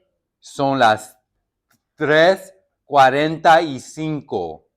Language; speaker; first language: Spanish; non-native, fluent; English